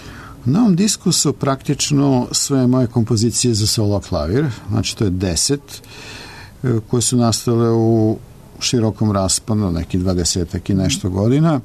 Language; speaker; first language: Serbian; native; Serbian